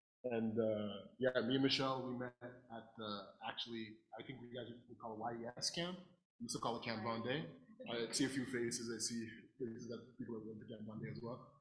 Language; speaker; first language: English; native; English